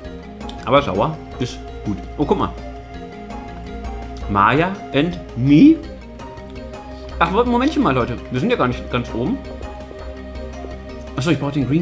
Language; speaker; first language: German; native; German